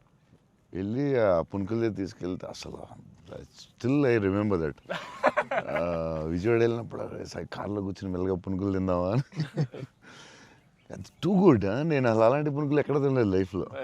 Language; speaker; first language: Telugu; native; Telugu